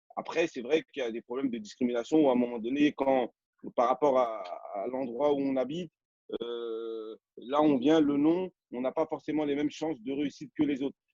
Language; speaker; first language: French; native; French